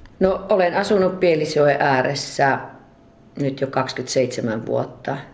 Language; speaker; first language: Finnish; native; Finnish